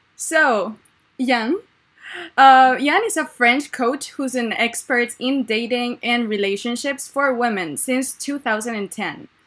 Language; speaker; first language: English; non-native, fluent; Spanish